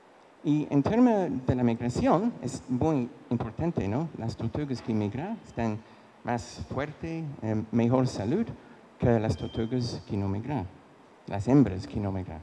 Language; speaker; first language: Spanish; non-native, fluent; English